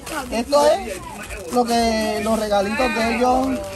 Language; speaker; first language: Spanish; native; Spanish